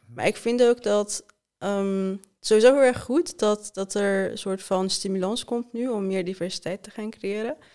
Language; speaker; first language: Dutch; early bilingual, other home language; Persian